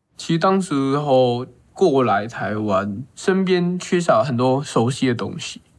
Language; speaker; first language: Chinese; non-native, local second language; Cantonese